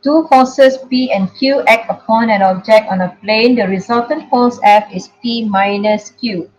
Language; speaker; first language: English; non-native, local second language; Malay